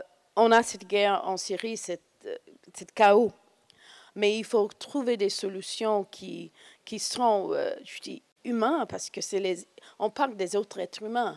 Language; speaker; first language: French; non-native, fluent; English